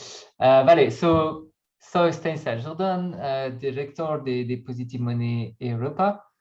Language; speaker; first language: Spanish; non-native, learner; French